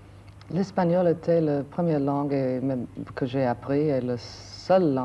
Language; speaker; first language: French; non-native, fluent; English